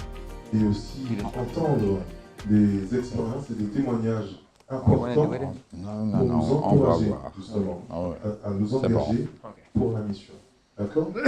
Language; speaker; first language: French; native; French